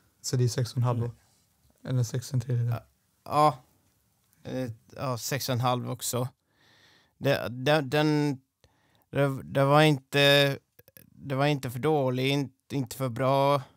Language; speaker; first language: Swedish; native; Swedish